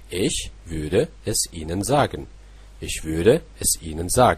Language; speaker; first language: German; non-native, fluent; Russian